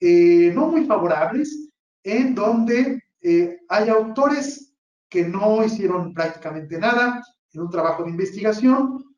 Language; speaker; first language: Spanish; native; Spanish